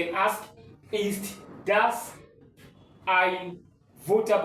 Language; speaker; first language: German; non-native, learner; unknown